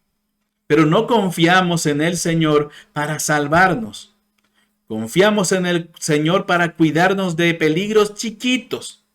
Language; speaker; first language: Spanish; non-native, fluent; English